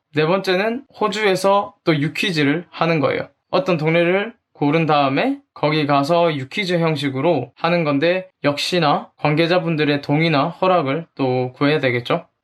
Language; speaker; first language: Korean; native; Korean